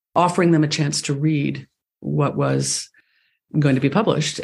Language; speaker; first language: English; native; English